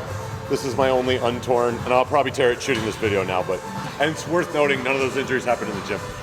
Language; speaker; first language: English; native; English